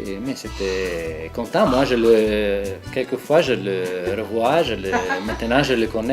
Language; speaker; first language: French; non-native, local second language; Italian